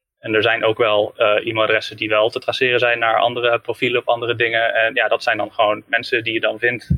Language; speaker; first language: Dutch; native; Dutch